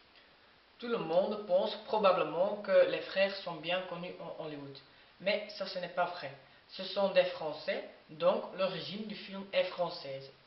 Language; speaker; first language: French; non-native, learner; Dutch